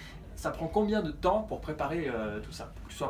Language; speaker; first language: French; native; French